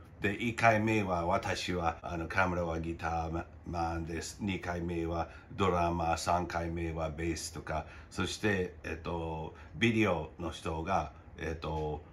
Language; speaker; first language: Japanese; non-native, fluent; English